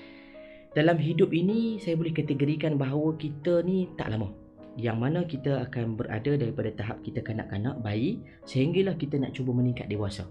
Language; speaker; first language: Malay; native; Malay